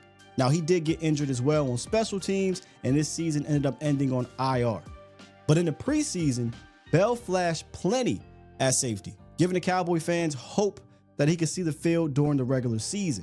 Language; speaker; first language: English; native; English